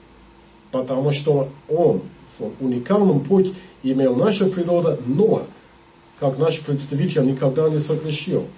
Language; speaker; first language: Russian; non-native, learner; English